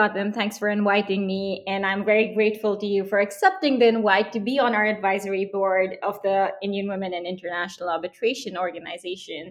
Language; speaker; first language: English; non-native, local second language; Hindi